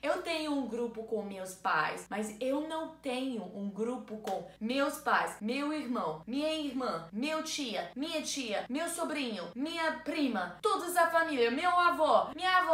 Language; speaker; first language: Portuguese; non-native, learner; English